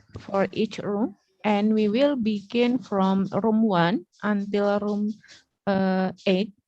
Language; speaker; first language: English; non-native, learner; Indonesian